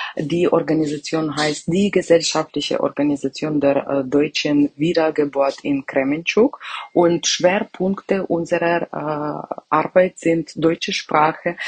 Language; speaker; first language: German; non-native, fluent; Ukrainian